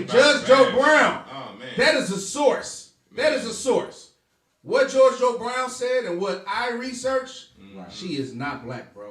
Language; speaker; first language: English; native; English